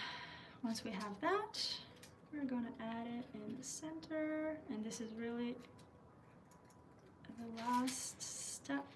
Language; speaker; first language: English; early bilingual, other home language; Albanian